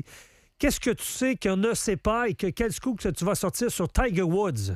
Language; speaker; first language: French; native; French